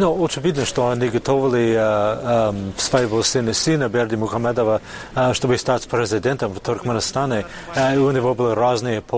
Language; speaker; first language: Russian; non-native, fluent; English